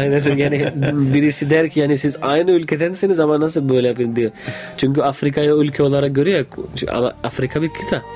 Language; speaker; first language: Turkish; non-native, fluent; Arabic